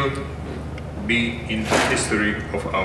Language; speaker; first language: English; non-native, learner; Serbian